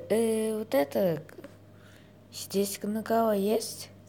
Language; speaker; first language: Russian; non-native, learner; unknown